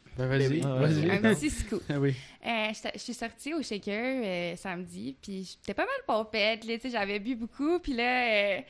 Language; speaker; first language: French; native; French